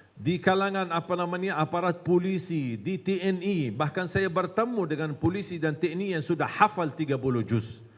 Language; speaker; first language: Malay; non-native, fluent; Arabic